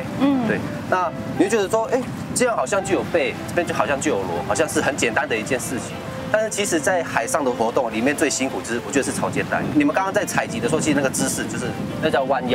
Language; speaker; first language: Chinese; native; Chinese